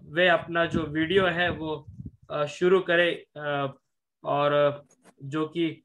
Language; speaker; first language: Hindi; non-native, local second language; Marathi